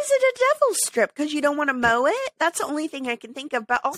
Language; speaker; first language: English; native; English